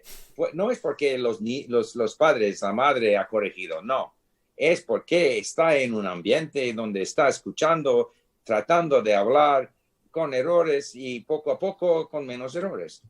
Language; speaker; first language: Spanish; non-native, fluent; English